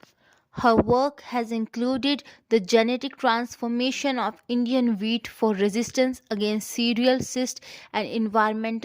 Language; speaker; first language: English; non-native, local second language; Hindi